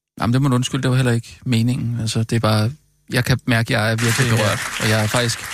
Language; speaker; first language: Danish; native; Danish